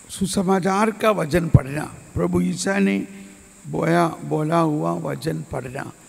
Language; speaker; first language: Hindi; non-native, local second language; Malayalam